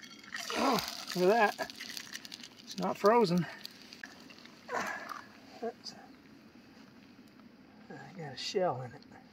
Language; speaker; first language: English; native; English